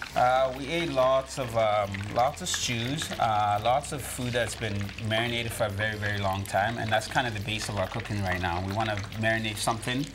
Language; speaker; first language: English; native; English